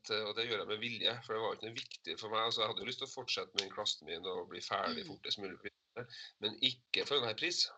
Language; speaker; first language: Norwegian; native; Norwegian